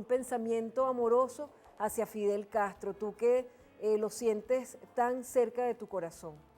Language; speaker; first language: Spanish; native; Spanish